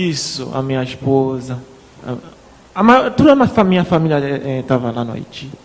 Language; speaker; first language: Portuguese; non-native, fluent; Haitian Creole